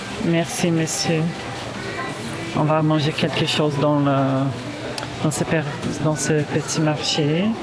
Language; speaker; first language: French; early bilingual, heritage; Portuguese